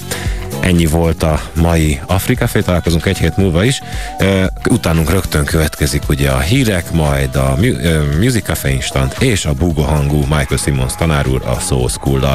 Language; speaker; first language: Hungarian; native; Hungarian